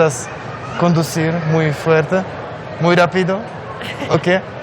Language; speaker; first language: Spanish; non-native, learner; Polish